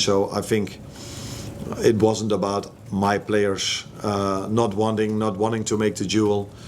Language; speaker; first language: English; non-native, fluent; Dutch